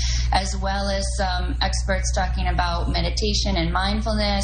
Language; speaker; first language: English; native; English